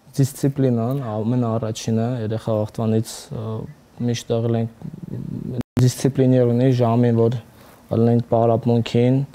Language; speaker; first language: Armenian; early bilingual, heritage; Armenian